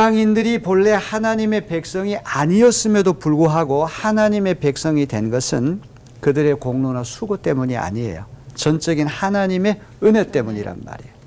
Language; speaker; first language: Korean; native; Korean